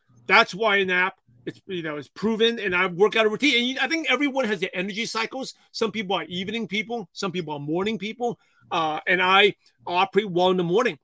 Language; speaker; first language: English; early bilingual, other home language; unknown